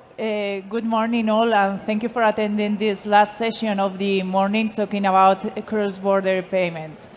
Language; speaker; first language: English; non-native, fluent; Spanish